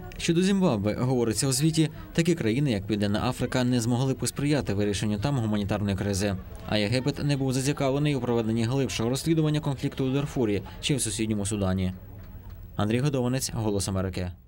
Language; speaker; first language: Ukrainian; native; Ukrainian